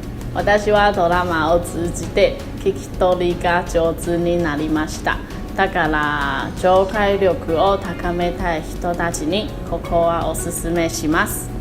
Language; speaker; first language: Japanese; non-native, learner; Chinese